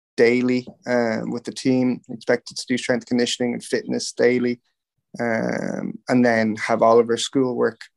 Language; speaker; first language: English; native; English